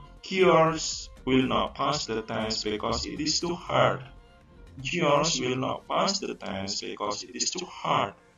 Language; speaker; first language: English; non-native, learner; Indonesian